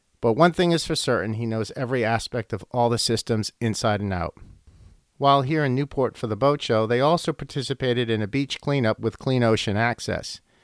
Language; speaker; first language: English; native; English